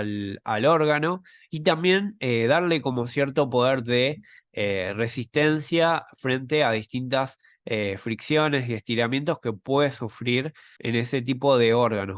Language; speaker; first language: Spanish; native; Spanish